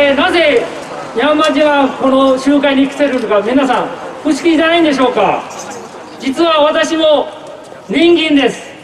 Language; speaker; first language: Japanese; non-native, fluent; Burmese